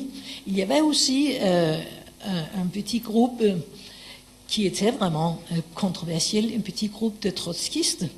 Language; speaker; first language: French; non-native, fluent; Danish